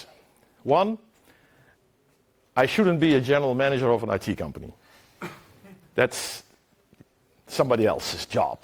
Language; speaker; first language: English; non-native, fluent; Dutch